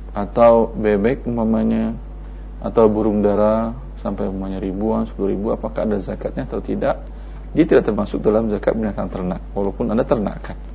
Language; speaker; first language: Indonesian; native; Indonesian